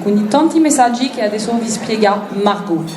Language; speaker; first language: Italian; non-native, learner; French